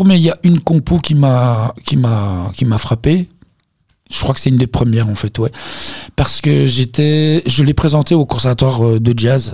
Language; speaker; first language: French; native; French